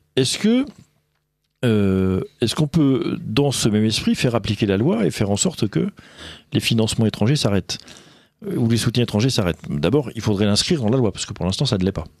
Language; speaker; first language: French; native; French